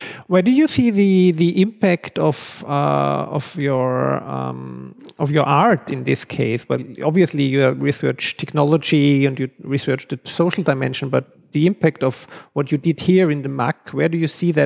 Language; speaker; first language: English; non-native, fluent; German